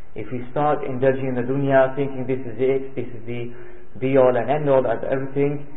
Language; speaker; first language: English; early bilingual, other home language; Urdu